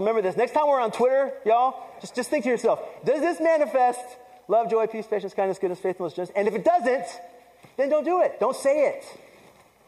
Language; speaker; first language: English; native; English